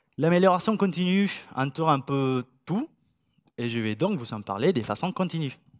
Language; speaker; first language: French; non-native, fluent; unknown